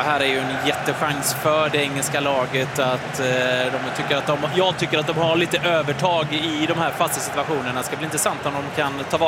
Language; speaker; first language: Swedish; native; Swedish